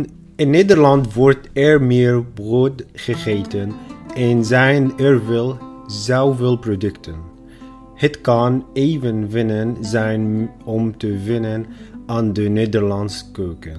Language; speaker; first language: Dutch; non-native, fluent; Arabic